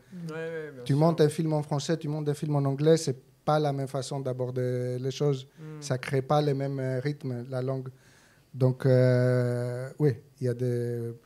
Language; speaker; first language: French; non-native, fluent; Greek